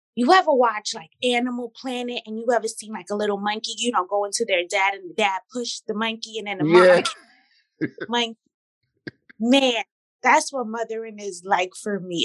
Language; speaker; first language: English; native; English